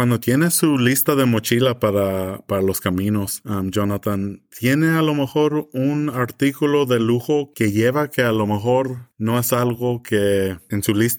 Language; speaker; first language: Spanish; early bilingual, heritage; English